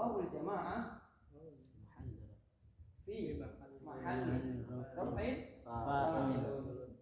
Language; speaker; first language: Arabic; non-native, fluent; Indonesian